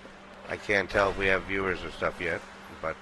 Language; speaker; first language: English; native; English